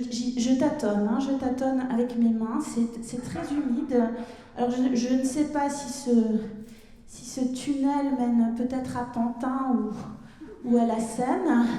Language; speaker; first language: French; native; French